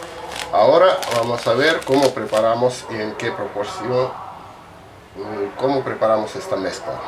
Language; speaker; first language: Spanish; non-native, fluent; Russian